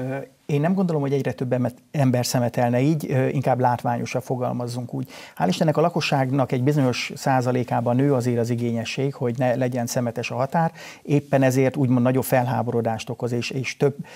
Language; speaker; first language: Hungarian; native; Hungarian